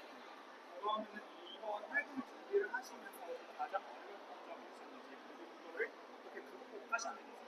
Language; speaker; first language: Korean; non-native, fluent; Thai